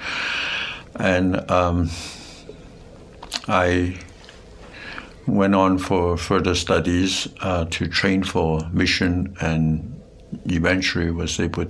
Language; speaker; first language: English; non-native, local second language; Cantonese